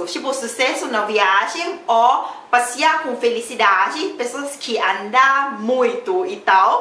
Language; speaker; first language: Portuguese; non-native, learner; Thai